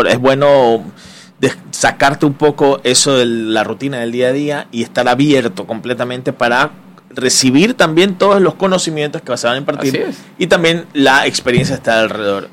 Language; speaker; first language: Spanish; native; Spanish